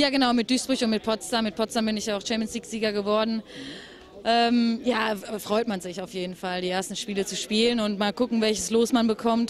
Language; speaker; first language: German; native; German